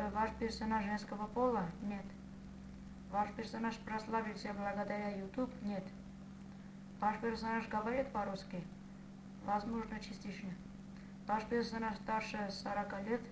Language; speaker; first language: Russian; non-native, fluent; Armenian